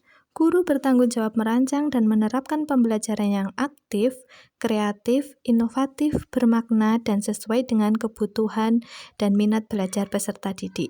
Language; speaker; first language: Indonesian; native; Indonesian